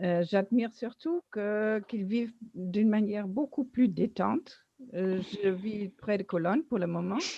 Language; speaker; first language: French; non-native, fluent; German